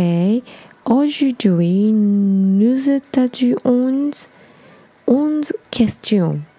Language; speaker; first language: French; non-native, learner; Japanese